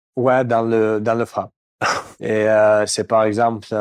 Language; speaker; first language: French; non-native, fluent; Russian